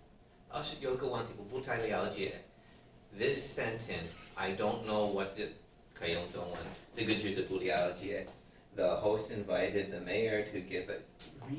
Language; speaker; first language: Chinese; non-native, learner; English